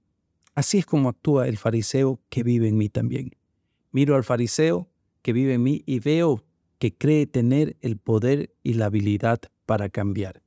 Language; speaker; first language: Spanish; native; Spanish